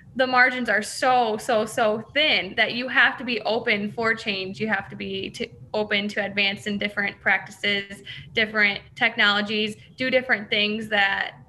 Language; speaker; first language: English; native; English